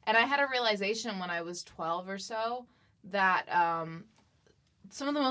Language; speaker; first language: English; native; English